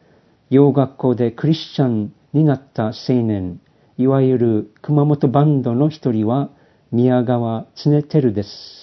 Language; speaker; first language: Japanese; early bilingual, heritage; Japanese